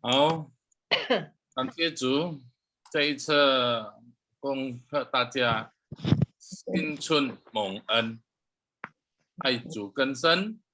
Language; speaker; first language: Chinese; early bilingual, heritage; Indonesian